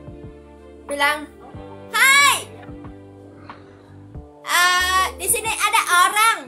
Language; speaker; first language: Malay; non-native, learner; Vietnamese